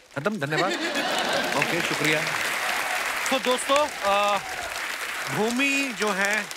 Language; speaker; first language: Hindi; native; Hindi